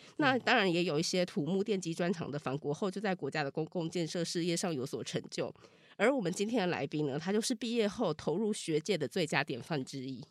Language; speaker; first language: Chinese; native; Chinese